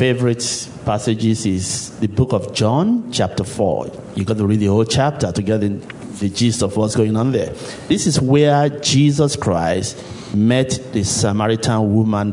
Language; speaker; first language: English; non-native, local second language; Yoruba